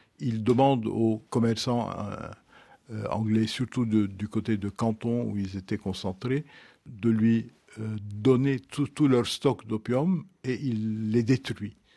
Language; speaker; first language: French; non-native, local second language; Arabic